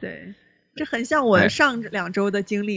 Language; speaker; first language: Chinese; native; Chinese